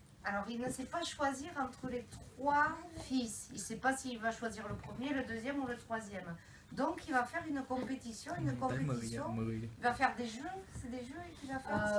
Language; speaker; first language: French; native; French